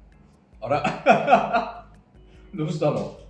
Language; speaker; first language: Japanese; non-native, fluent; English